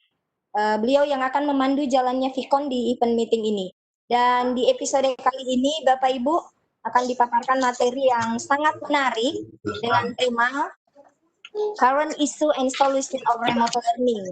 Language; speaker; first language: Indonesian; native; Indonesian